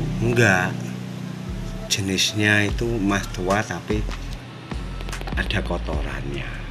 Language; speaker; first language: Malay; non-native, local second language; Javanese